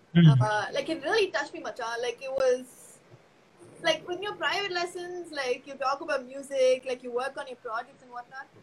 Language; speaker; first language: English; non-native, local second language; Tamil